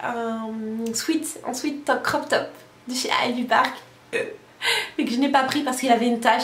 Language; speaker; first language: French; native; French